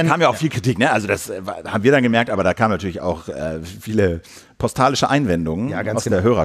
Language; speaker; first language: German; native; German